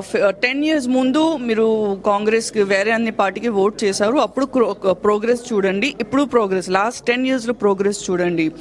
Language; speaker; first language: Telugu; non-native, learner; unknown